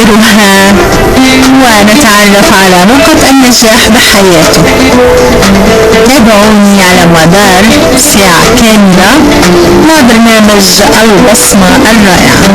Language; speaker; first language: Arabic; native; Arabic